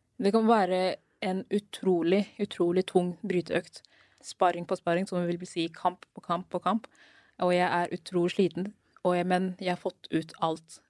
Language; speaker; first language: Norwegian; early bilingual, other home language; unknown